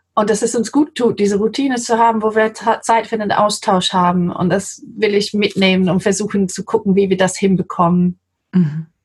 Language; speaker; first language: German; non-native, fluent; English